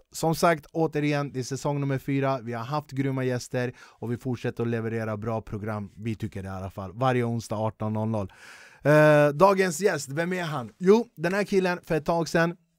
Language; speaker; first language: Swedish; early bilingual, other home language; Kurdish